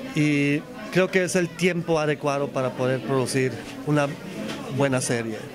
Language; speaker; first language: Spanish; non-native, fluent; Polish